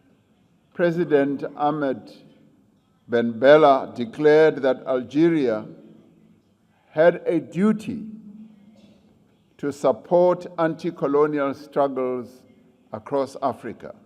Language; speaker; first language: English; non-native, local second language; Venda